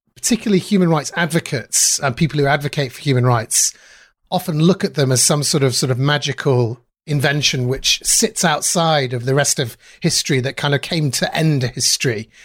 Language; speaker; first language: English; native; English